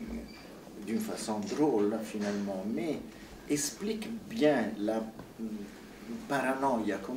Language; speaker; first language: French; non-native, fluent; Italian